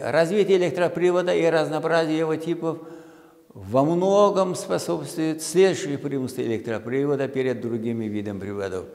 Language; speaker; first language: Russian; non-native, local second language; Uzbek